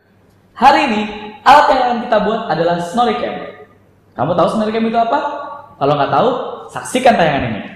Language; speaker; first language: Indonesian; native; Indonesian